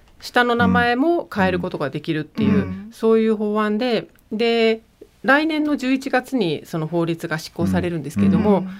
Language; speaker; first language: Japanese; early bilingual, heritage; German